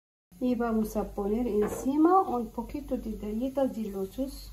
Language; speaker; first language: Spanish; non-native, fluent; Arabic